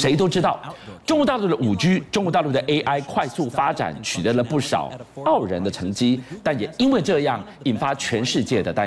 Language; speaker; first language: Chinese; native; Chinese